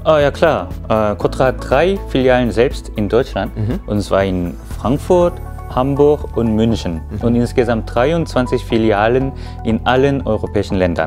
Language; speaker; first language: German; non-native, fluent; Korean